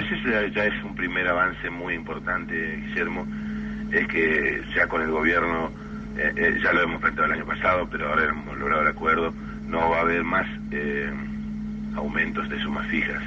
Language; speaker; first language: Spanish; native; Spanish